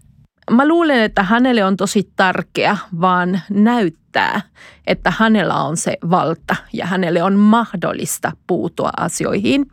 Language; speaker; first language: Finnish; non-native, fluent; Spanish